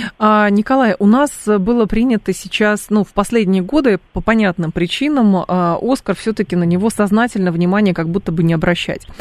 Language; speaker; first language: Russian; native; Russian